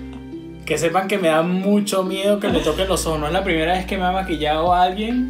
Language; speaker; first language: Spanish; native; Spanish